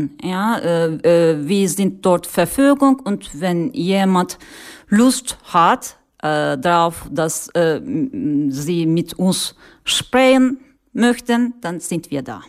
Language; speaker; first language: German; non-native, learner; Turkish